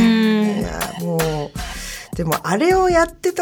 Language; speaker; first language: Japanese; native; Japanese